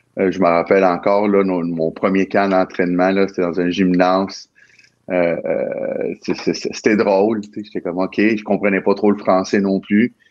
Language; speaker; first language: French; early bilingual, other home language; Spanish